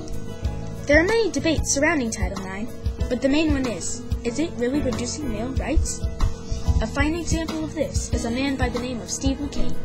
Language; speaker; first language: English; native; English